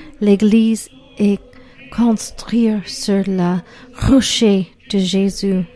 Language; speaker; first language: French; non-native, learner; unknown